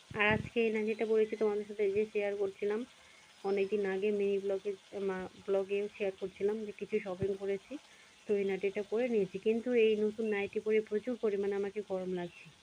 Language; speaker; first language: Bangla; non-native, local second language; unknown